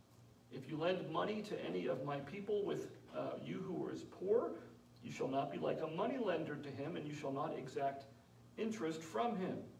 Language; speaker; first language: English; native; English